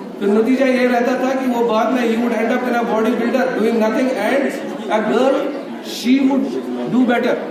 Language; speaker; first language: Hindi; non-native, local second language; Kashmiri